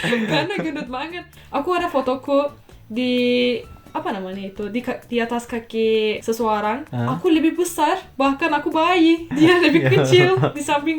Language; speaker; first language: Indonesian; non-native, fluent; Turkish